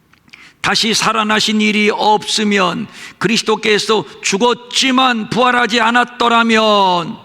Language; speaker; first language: Korean; native; Korean